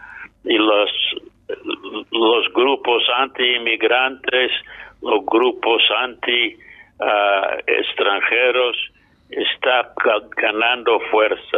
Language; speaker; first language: Spanish; non-native, fluent; English